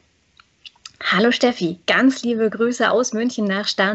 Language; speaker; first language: German; native; German